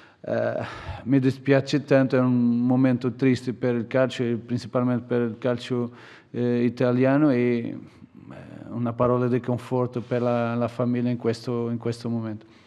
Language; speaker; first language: Italian; non-native, fluent; Portuguese